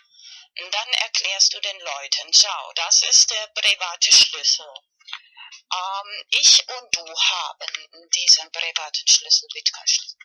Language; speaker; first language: German; non-native, fluent; Spanish